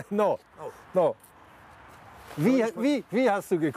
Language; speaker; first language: German; native; German